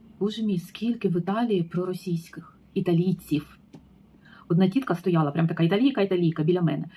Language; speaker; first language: Ukrainian; native; Ukrainian